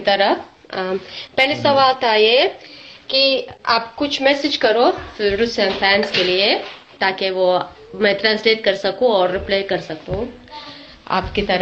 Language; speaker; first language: Hindi; non-native, learner; Russian